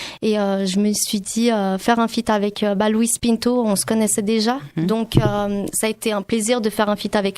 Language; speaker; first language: French; native; French